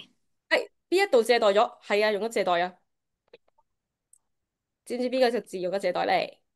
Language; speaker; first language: Cantonese; native; Cantonese